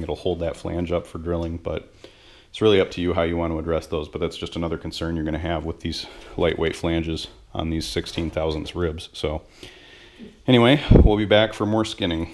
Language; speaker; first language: English; native; English